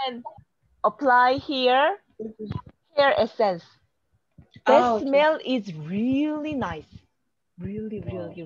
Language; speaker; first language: English; non-native, learner; Korean